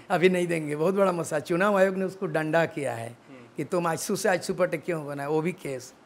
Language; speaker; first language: Hindi; native; Hindi